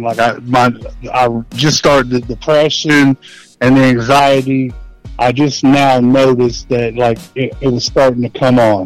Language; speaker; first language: English; native; English